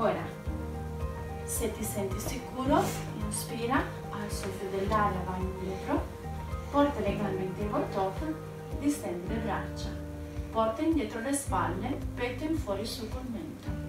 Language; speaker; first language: Italian; native; Italian